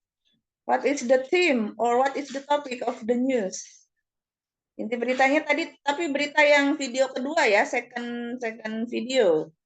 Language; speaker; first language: English; non-native, fluent; Indonesian